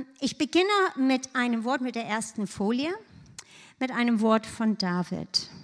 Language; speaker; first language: German; non-native, fluent; English